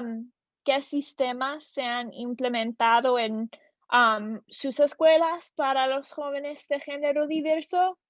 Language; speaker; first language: Spanish; non-native, learner; English